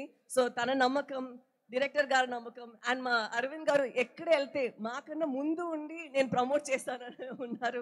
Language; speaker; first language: Telugu; non-native, local second language; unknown